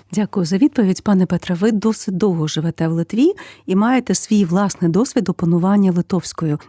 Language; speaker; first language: Ukrainian; native; Ukrainian